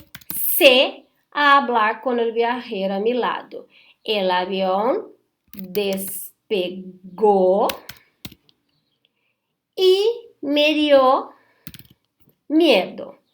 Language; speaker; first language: Spanish; non-native, fluent; Portuguese